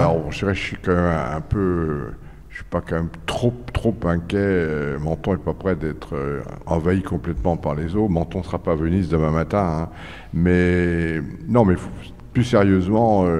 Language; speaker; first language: French; native; French